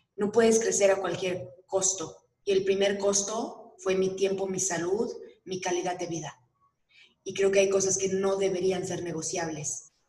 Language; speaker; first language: Spanish; native; Spanish